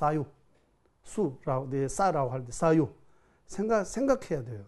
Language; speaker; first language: Korean; non-native, fluent; Tibetan